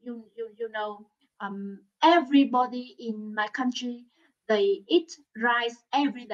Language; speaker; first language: English; non-native, learner; Vietnamese